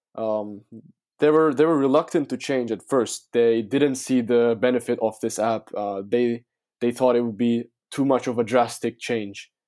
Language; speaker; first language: English; non-native, fluent; Turkish